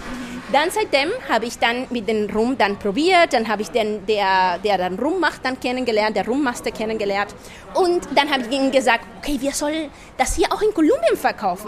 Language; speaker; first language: German; non-native, fluent; Spanish